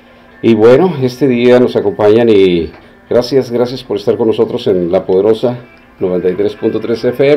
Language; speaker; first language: Spanish; native; Spanish